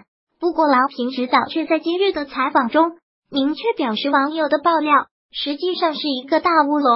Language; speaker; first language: Chinese; native; Chinese